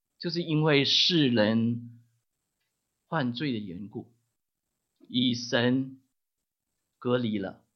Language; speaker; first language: Chinese; non-native, local second language; Cantonese